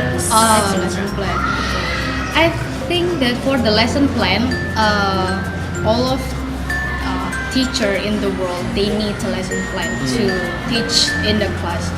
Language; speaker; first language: English; non-native, fluent; Indonesian